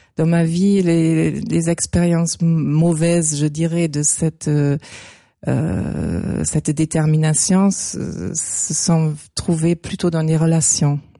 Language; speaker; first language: French; non-native, fluent; German